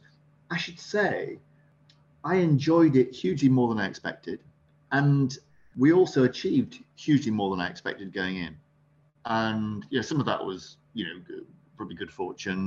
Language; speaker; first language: English; native; English